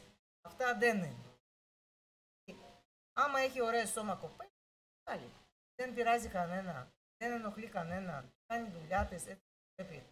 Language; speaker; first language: Greek; non-native, learner; Russian